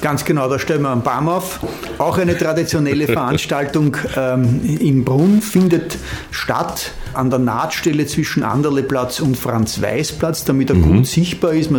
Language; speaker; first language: German; native; German